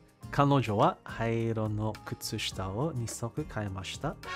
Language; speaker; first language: Japanese; non-native, learner; English